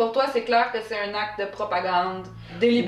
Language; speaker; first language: French; native; French